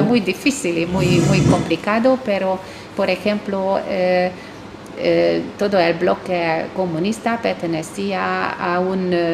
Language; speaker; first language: Spanish; non-native, fluent; Hungarian